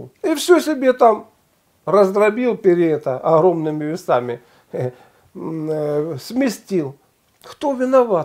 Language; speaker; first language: Russian; native; Russian